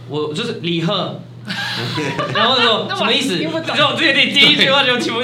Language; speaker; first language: Chinese; non-native, fluent; French